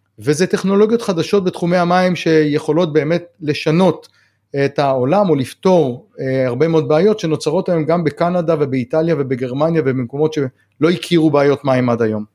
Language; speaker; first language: Hebrew; native; Hebrew